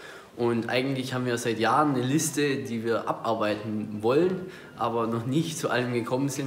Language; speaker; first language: German; native; German